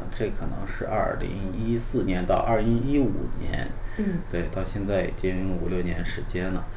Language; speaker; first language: Chinese; native; Chinese